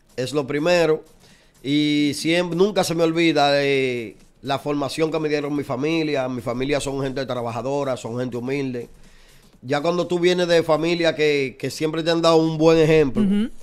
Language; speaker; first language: Spanish; native; Spanish